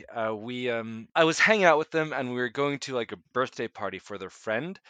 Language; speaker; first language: English; native; English